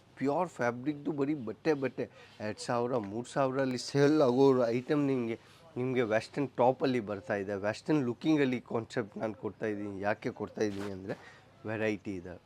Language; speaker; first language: Kannada; non-native, local second language; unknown